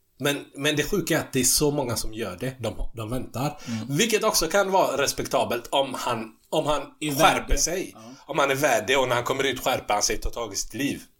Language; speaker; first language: Swedish; early bilingual, other home language; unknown